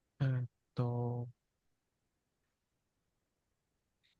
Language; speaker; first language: Japanese; non-native, learner; Indonesian